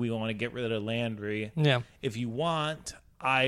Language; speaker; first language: English; native; English